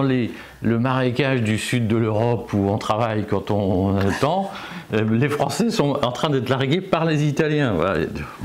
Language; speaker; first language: French; native; French